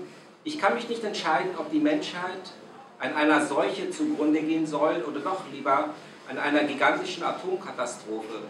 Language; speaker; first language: German; non-native, fluent; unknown